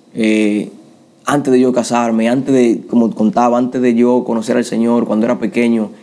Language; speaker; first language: Spanish; native; Spanish